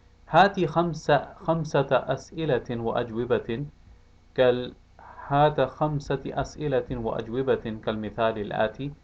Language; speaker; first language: Arabic; non-native, fluent; English